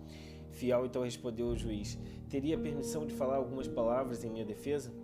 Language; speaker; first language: Portuguese; native; Portuguese